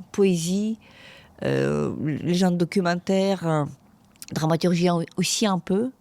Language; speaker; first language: French; non-native, fluent; Ukrainian